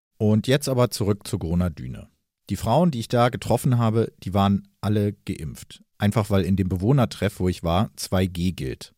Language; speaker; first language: German; native; German